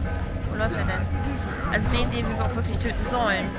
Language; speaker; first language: German; native; German